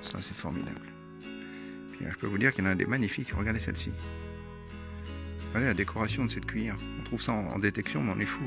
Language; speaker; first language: French; native; French